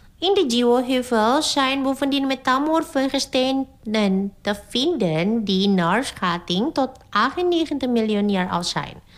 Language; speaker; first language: Dutch; non-native, fluent; Indonesian